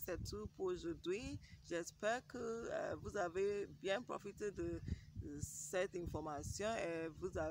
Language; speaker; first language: French; non-native, learner; English